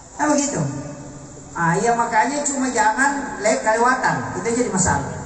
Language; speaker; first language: Indonesian; non-native, local second language; Buginese